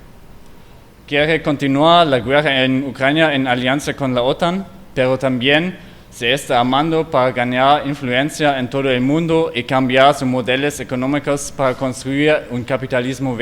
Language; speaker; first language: Spanish; non-native, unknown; German